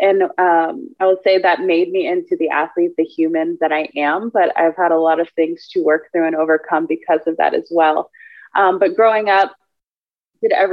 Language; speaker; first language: English; native; English